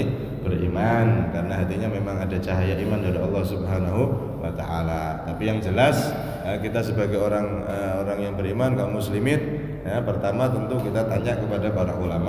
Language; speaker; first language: Indonesian; non-native, local second language; Javanese